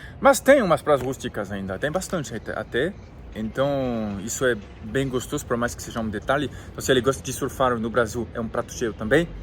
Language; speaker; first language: Portuguese; non-native, fluent; French